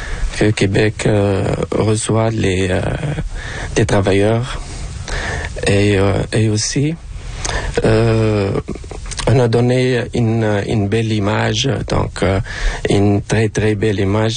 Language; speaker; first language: French; non-native, local second language; Arabic